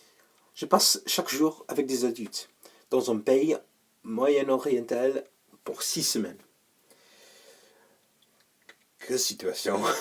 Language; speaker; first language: French; non-native, learner; English